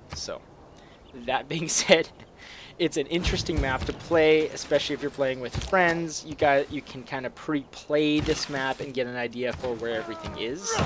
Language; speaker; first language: English; native; English